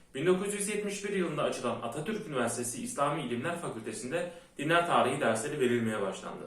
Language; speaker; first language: Turkish; early bilingual, heritage; Turkish